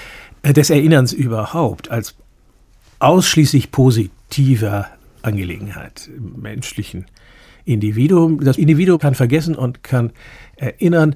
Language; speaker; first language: German; native; German